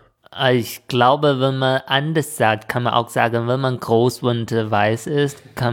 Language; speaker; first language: German; non-native, fluent; Chinese